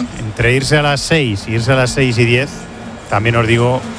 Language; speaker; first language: Spanish; native; Spanish